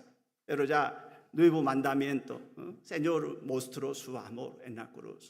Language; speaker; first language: Spanish; non-native, learner; Korean